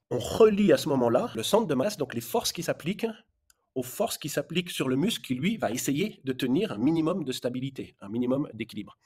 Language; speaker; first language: French; native; French